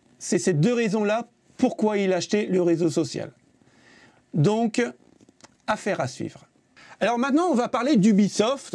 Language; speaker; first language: French; native; French